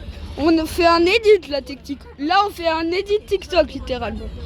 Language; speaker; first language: French; native; French